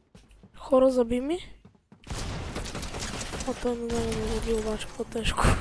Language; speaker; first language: Bulgarian; native; Bulgarian